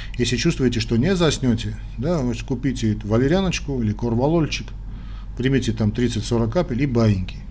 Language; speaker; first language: Russian; non-native, local second language; Armenian